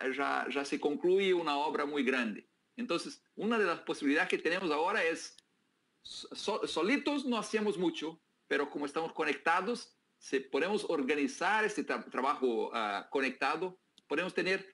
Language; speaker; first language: Spanish; non-native, fluent; Portuguese